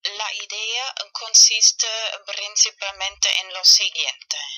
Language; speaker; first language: Spanish; non-native, fluent; German